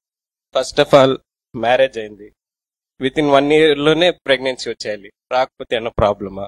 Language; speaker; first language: Telugu; native; Telugu